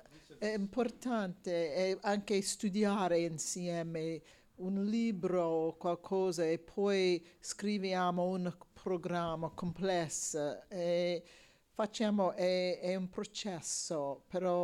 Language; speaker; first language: Italian; non-native, learner; English